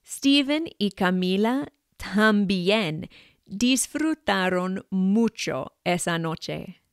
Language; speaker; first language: Spanish; non-native, fluent; English